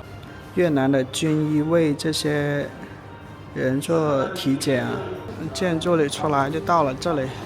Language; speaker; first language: Chinese; native; Chinese